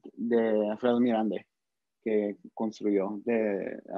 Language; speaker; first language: Spanish; early bilingual, heritage; Spanish